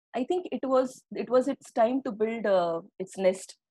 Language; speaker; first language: English; non-native, local second language; Marathi